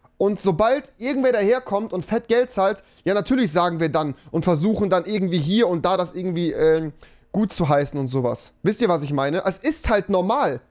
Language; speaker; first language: German; native; German